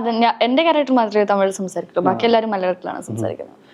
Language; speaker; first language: Malayalam; early bilingual, heritage; Malayalam